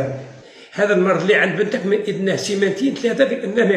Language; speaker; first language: Arabic; native; Arabic